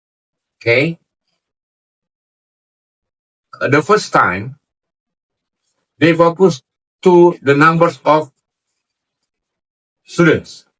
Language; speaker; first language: English; non-native, learner; Indonesian